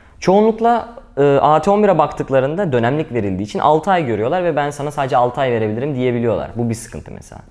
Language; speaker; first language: Turkish; native; Turkish